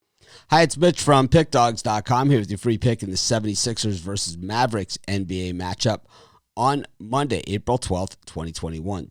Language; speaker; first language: English; native; English